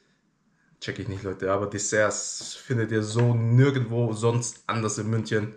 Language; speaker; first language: German; native; German